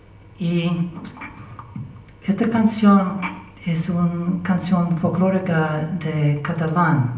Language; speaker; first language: Spanish; non-native, learner; English